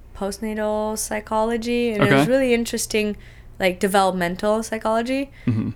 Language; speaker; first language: English; non-native, fluent; Romanian